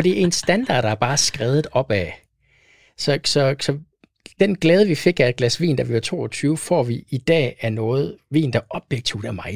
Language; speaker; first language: Danish; native; Danish